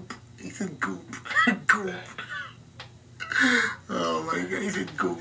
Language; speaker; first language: English; native; English